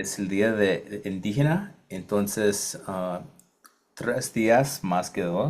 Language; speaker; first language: Spanish; non-native, learner; English